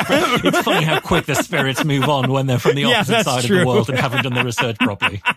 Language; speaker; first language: English; native; English